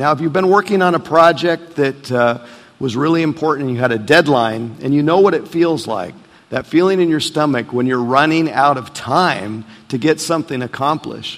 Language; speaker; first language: English; native; English